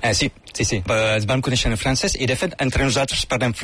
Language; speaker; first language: Catalan; non-native, fluent; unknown